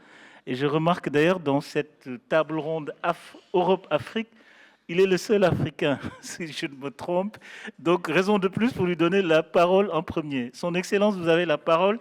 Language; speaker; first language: French; non-native, local second language; Wolof